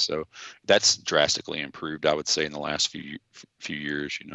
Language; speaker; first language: English; native; English